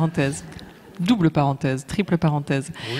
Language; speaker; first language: French; native; French